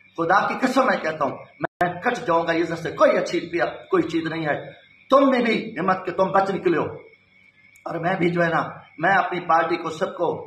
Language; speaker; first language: Urdu; non-native, local second language; Saraiki